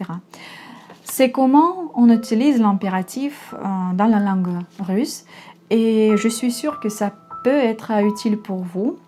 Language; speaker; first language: French; non-native, fluent; Russian